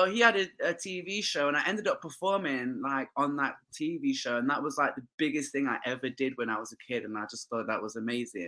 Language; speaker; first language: English; native; English